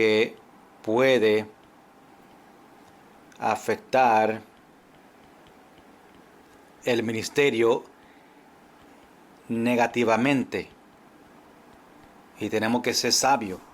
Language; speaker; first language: Spanish; non-native, fluent; English